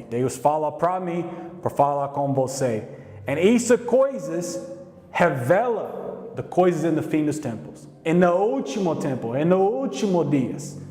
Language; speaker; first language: Portuguese; non-native, learner; English